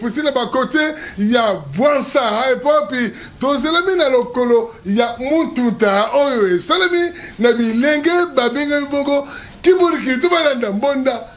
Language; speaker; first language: Lingala; native; Lingala